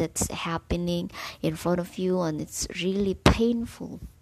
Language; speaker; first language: English; non-native, local second language; Cebuano